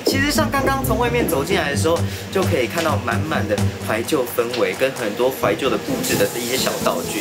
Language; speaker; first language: Chinese; native; Chinese